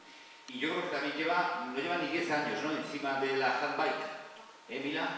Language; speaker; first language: Spanish; native; Spanish